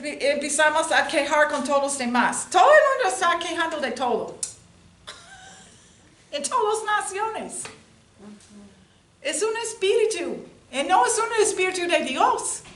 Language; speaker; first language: Spanish; non-native, learner; English